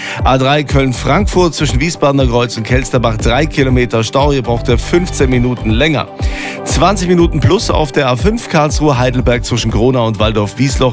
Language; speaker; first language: German; native; German